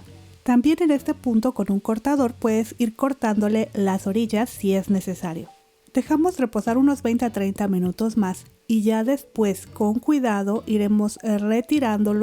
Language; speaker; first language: Spanish; native; Spanish